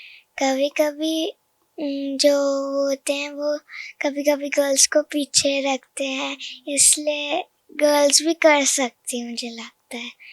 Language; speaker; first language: Hindi; non-native, local second language; Punjabi